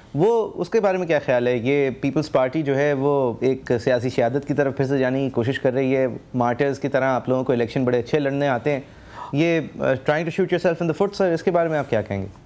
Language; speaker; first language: Urdu; native; Urdu